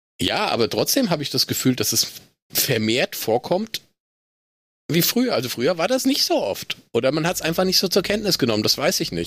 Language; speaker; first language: German; native; German